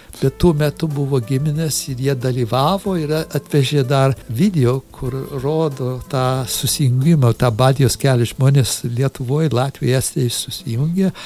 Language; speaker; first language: Lithuanian; early bilingual, heritage; Lithuanian